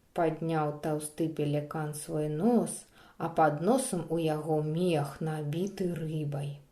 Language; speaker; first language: Belarusian; non-native, local second language; Russian